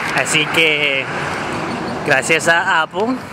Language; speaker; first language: Spanish; native; Spanish